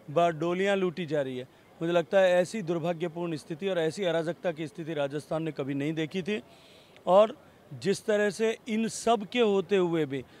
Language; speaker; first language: Hindi; native; Hindi